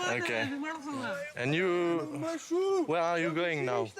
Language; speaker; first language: English; non-native, fluent; French